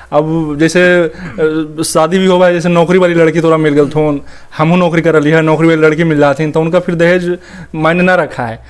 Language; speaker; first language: Hindi; native; Hindi